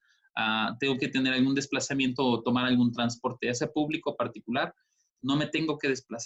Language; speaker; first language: Spanish; native; Spanish